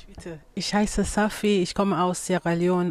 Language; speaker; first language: German; non-native, learner; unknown